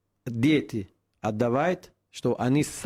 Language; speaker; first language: Russian; non-native, fluent; Italian